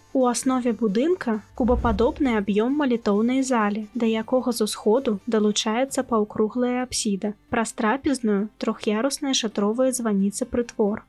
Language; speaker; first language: Belarusian; native; Belarusian